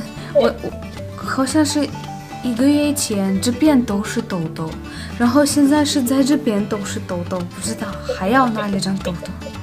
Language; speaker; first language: Chinese; non-native, fluent; Russian